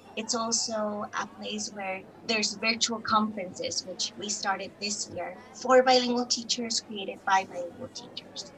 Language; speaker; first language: English; non-native, fluent; Spanish